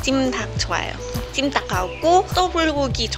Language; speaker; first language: Korean; non-native, learner; Thai